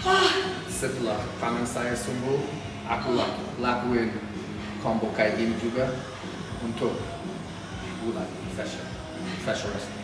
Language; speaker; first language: Indonesian; non-native, fluent; English